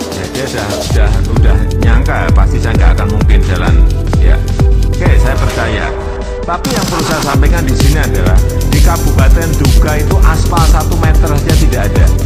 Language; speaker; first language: Indonesian; native; Indonesian